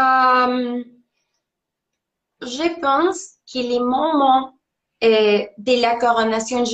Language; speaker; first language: French; non-native, learner; Spanish